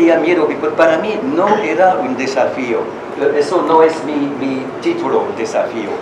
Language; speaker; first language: Spanish; non-native, learner; French